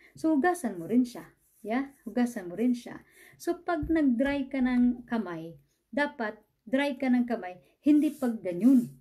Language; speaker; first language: Filipino; non-native, local second language; Cebuano